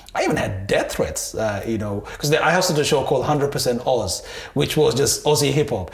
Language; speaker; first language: English; non-native, local second language; Sinhala